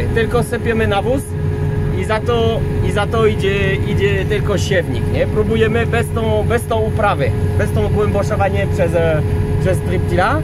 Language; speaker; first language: Polish; non-native, fluent; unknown